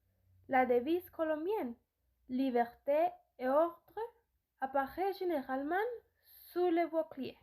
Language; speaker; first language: French; non-native, learner; Spanish